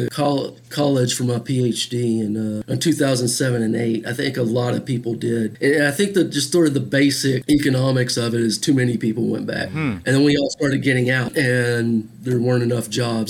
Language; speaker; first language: English; native; English